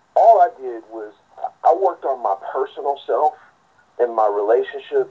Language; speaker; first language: English; native; English